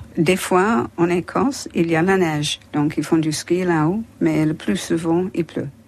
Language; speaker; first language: French; non-native, fluent; English